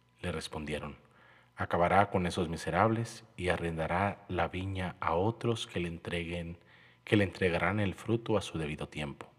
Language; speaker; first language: Spanish; native; Spanish